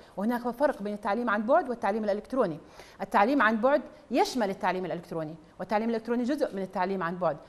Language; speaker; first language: Arabic; native; Arabic